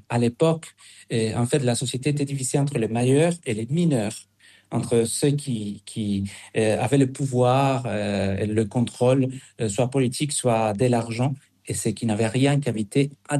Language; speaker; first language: French; non-native, fluent; Spanish